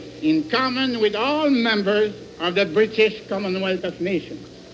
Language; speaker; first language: English; non-native, local second language; French